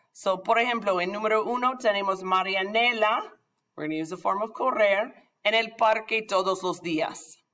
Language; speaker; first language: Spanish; non-native, fluent; English